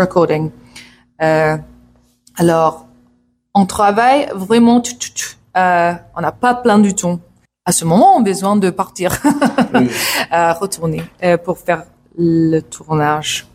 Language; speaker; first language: French; non-native, learner; English